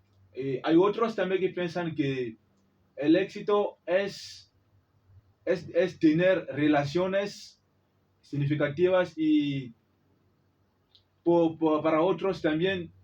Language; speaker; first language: Spanish; non-native, learner; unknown